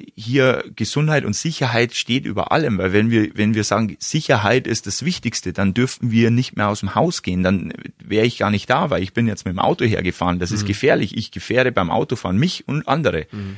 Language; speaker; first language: German; native; German